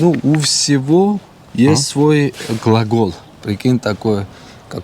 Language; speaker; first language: Russian; non-native, learner; Georgian